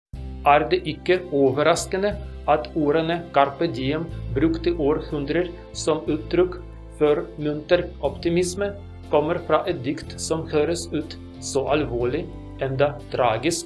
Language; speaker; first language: Norwegian; non-native, learner; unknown